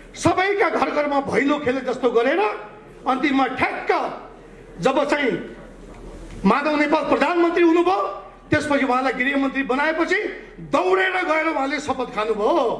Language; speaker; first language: Nepali; native; Nepali